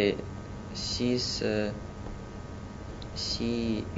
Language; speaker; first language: French; non-native, learner; Russian